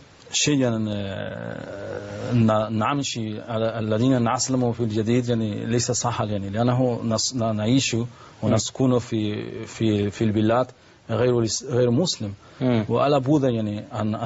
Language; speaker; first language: Arabic; non-native, learner; Spanish